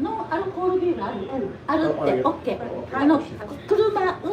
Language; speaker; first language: Japanese; native; Japanese